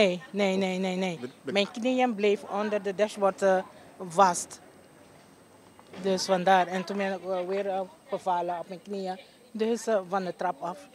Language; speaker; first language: Dutch; non-native, local second language; Papiamento